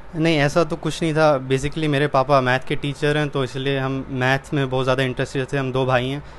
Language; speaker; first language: Hindi; native; Hindi